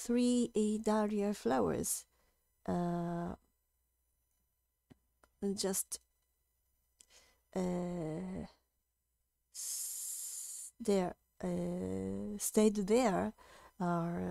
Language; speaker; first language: English; non-native, fluent; Japanese